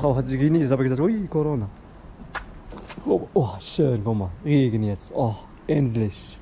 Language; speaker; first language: German; non-native, fluent; Arabic